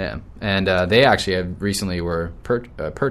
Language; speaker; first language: English; native; English